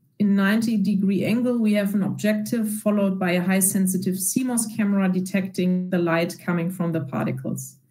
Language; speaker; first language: English; non-native, fluent; German